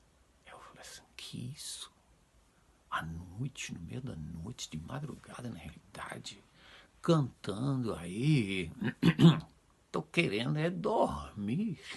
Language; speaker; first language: Portuguese; non-native, fluent; Dutch